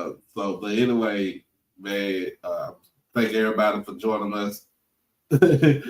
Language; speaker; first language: English; native; English